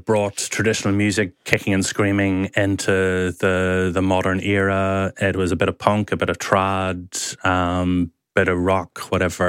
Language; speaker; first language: English; native; English